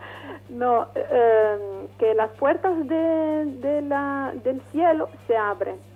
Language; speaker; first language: Spanish; non-native, fluent; Arabic